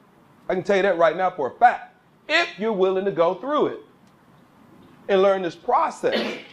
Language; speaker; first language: English; native; English